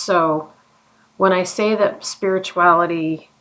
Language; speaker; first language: English; native; English